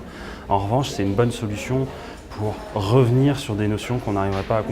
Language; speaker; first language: French; native; French